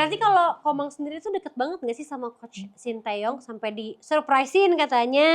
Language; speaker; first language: Indonesian; native; Indonesian